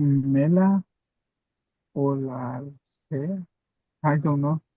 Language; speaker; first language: English; non-native, learner; Spanish